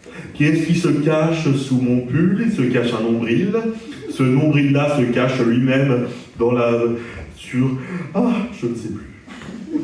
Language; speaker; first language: French; native; French